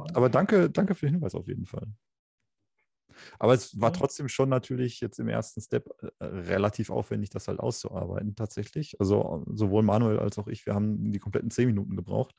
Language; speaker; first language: German; native; German